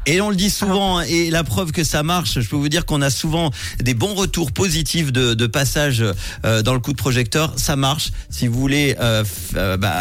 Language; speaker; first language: French; native; French